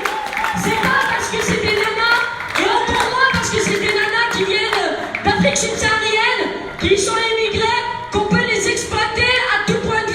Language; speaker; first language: French; native; French